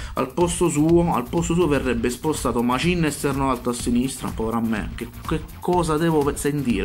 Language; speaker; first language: Italian; native; Italian